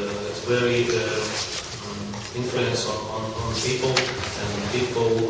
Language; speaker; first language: English; non-native, learner; Russian